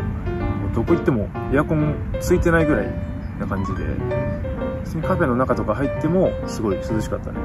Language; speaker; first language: Japanese; native; Japanese